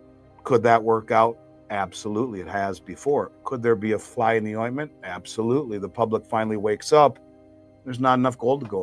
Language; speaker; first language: English; native; English